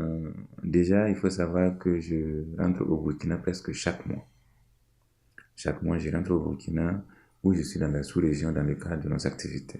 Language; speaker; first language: French; non-native, local second language; Mossi